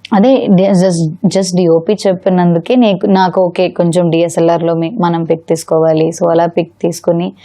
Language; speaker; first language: Telugu; non-native, learner; Malayalam